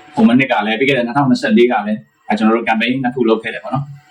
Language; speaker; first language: Burmese; native; Burmese